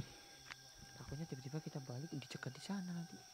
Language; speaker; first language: Indonesian; native; Indonesian